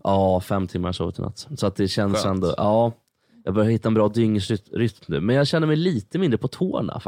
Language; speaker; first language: Swedish; native; Swedish